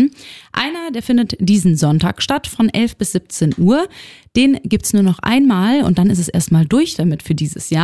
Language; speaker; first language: German; native; German